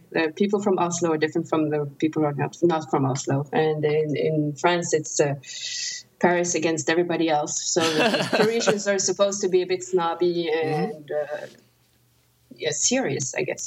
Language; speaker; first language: English; non-native, fluent; Norwegian